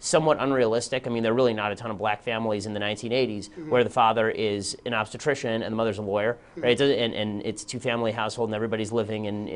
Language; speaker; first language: English; native; English